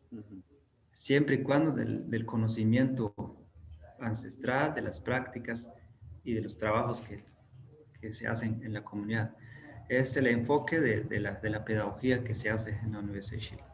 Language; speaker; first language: Spanish; non-native, local second language; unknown